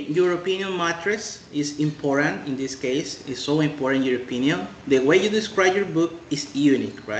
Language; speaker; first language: English; non-native, fluent; Spanish